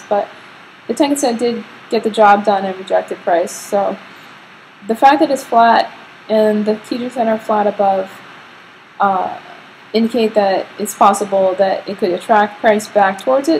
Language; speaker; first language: English; native; English